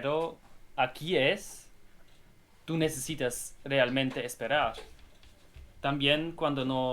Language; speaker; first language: Spanish; non-native, learner; German